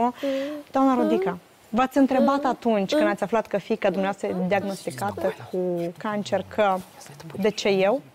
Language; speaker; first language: Romanian; native; Romanian